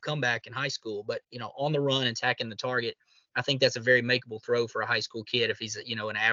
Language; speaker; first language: English; native; English